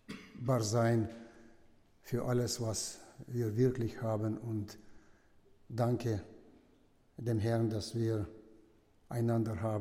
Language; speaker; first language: German; non-native, fluent; Russian